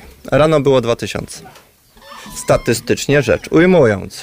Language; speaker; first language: Polish; native; Polish